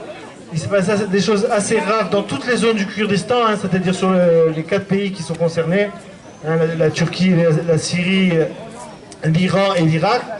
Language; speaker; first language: French; native; French